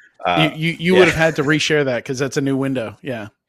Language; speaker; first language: English; native; English